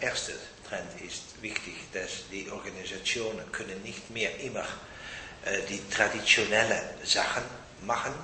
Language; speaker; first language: German; non-native, fluent; Dutch